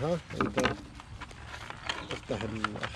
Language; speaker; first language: Arabic; native; Arabic